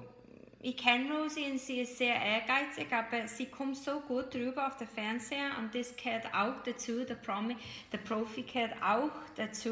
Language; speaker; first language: German; non-native, fluent; English